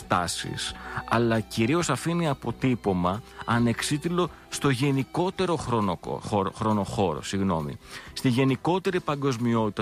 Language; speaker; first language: Greek; native; Greek